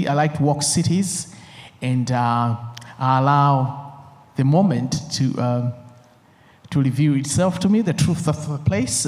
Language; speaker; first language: English; non-native, local second language; Nyanja